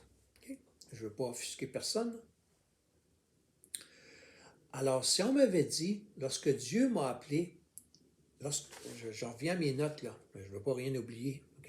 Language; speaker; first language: French; native; French